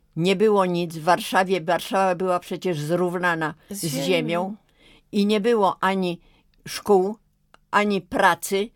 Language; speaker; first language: Polish; native; Polish